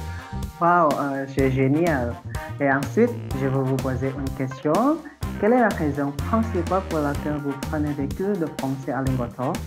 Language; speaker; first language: French; non-native, fluent; Indonesian